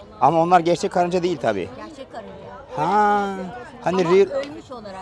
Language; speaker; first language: Turkish; native; Turkish